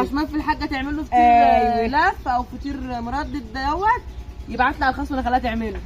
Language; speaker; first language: Arabic; native; Arabic